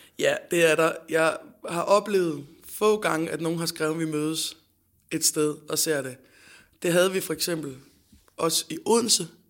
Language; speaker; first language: Danish; native; Danish